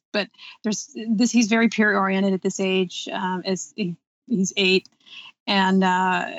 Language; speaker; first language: English; native; English